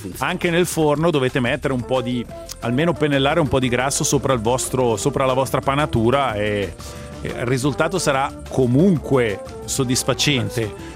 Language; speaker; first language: Italian; native; Italian